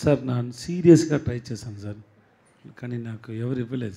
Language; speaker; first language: Telugu; non-native, learner; Tamil